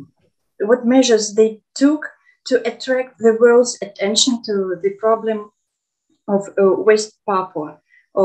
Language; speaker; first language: English; non-native, fluent; Russian